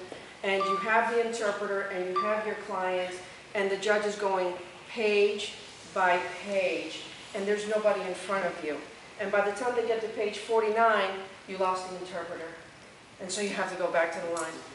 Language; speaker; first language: English; early bilingual, other home language; Spanish